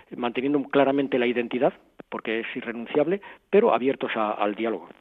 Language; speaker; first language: Spanish; native; Spanish